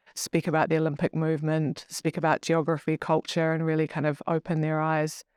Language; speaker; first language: English; native; English